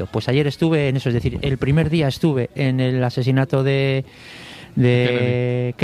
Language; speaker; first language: Spanish; native; Spanish